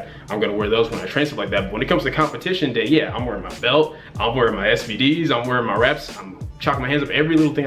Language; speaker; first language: English; native; English